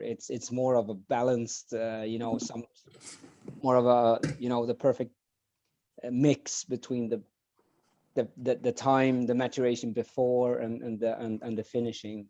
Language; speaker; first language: English; non-native, fluent; Swedish